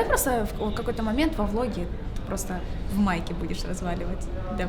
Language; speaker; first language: Russian; native; Russian